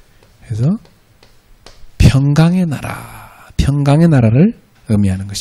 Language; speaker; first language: Korean; native; Korean